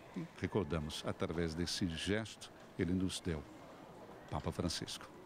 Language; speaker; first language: Portuguese; native; Portuguese